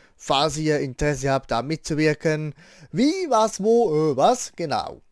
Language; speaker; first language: German; native; German